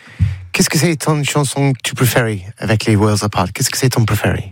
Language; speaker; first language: French; non-native, learner; English